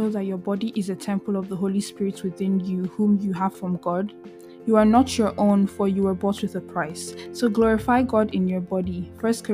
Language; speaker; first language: English; non-native, local second language; Igbo